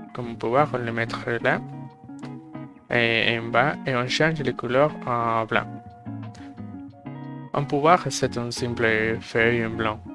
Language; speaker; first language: French; non-native, fluent; Spanish